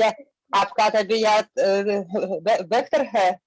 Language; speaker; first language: Hindi; non-native, learner; Russian